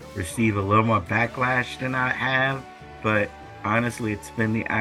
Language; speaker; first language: English; native; English